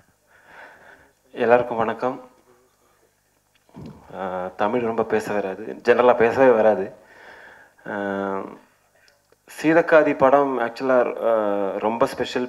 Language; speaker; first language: Tamil; non-native, learner; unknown